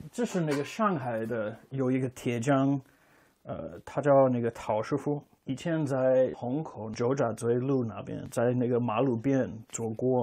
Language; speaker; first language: Chinese; non-native, fluent; English